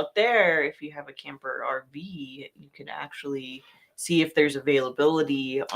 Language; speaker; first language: English; native; English